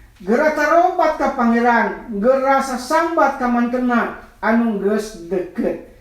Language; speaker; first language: Sundanese; non-native, local second language; Nias